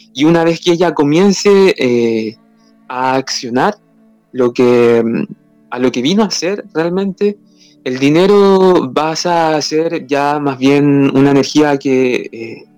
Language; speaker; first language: Spanish; native; Spanish